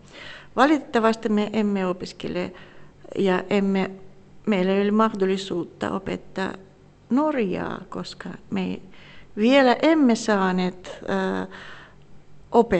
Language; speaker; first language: Finnish; non-native, fluent; Russian